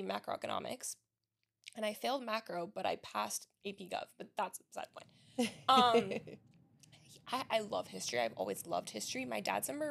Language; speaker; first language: English; early bilingual, other home language; Spanish